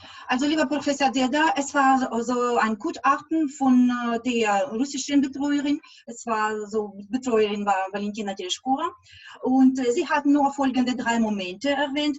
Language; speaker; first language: German; non-native, fluent; Russian